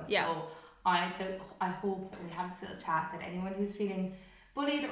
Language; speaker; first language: English; native; English